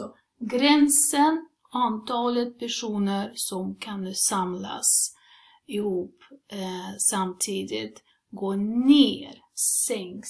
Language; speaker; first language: Swedish; non-native, fluent; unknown